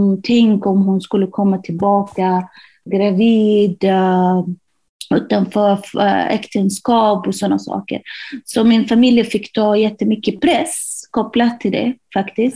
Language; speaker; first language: Swedish; non-native, fluent; Arabic